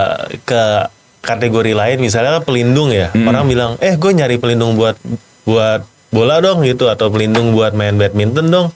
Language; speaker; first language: Indonesian; native; Indonesian